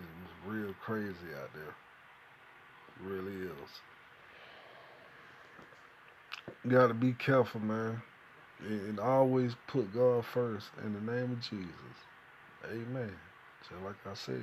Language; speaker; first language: English; native; English